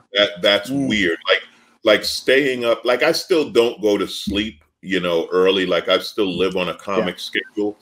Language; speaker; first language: English; native; English